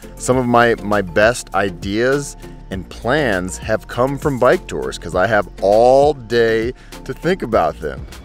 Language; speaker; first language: English; native; English